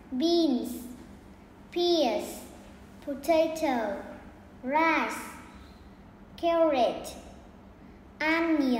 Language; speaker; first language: English; non-native, learner; Vietnamese